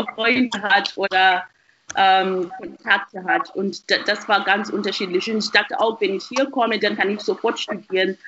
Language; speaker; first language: German; non-native, fluent; Shona